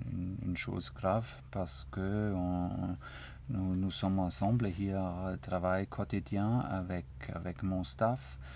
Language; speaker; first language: French; non-native, learner; German